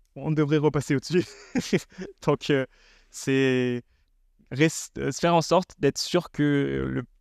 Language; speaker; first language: French; native; French